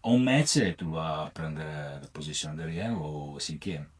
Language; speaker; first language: French; non-native, learner; Italian